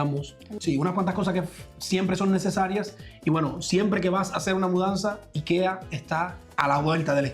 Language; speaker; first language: Spanish; native; Spanish